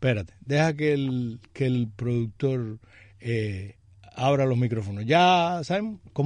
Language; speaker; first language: Spanish; native; Spanish